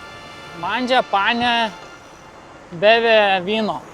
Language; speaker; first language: Italian; non-native, learner; Lithuanian